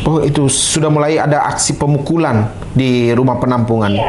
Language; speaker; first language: Indonesian; native; Indonesian